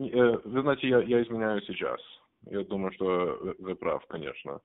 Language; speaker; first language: Russian; non-native, learner; English